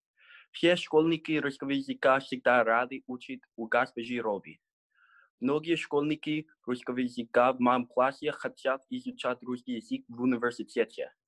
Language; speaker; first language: Russian; non-native, learner; English